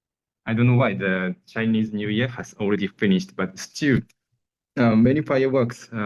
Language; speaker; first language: English; non-native, learner; Japanese